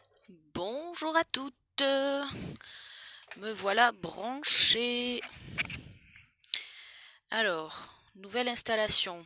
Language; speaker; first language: French; native; French